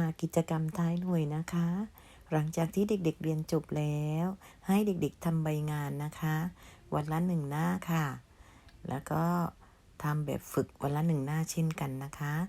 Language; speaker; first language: Thai; native; Thai